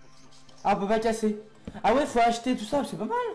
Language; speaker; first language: French; native; French